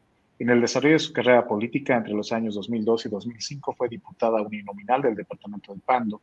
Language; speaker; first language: Spanish; native; Spanish